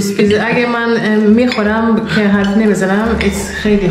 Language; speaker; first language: Persian; non-native, learner; Norwegian